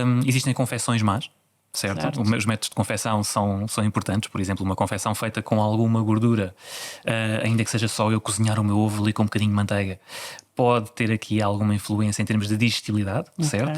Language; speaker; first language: Portuguese; native; Portuguese